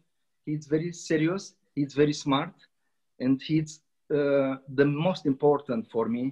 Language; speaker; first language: English; non-native, learner; Romanian